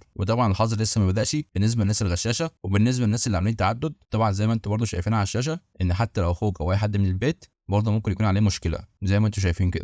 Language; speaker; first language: Arabic; native; Arabic